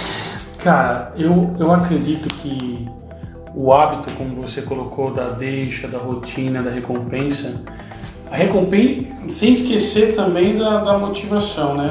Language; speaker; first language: Portuguese; native; Portuguese